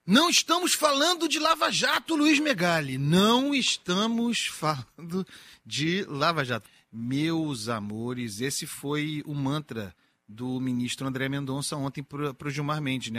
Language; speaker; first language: Portuguese; native; Portuguese